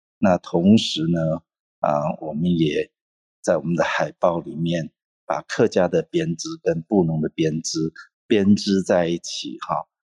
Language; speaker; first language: Chinese; non-native, local second language; Hakka Chinese